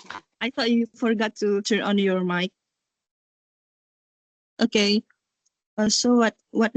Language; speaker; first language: English; non-native, learner; Indonesian